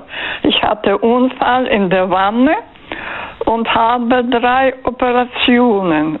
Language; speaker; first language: German; non-native, fluent; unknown